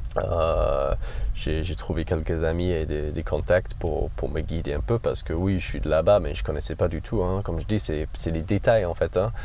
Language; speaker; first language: French; non-native, fluent; English